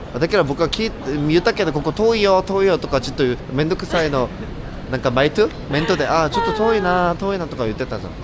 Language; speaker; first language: Japanese; non-native, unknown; Korean